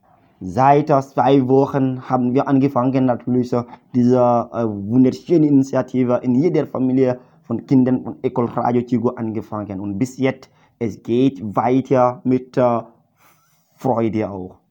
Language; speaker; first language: German; non-native, learner; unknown